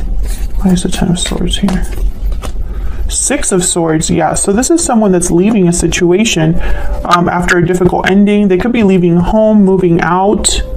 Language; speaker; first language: English; native; English